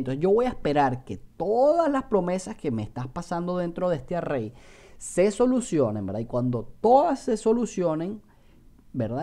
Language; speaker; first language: Spanish; native; Spanish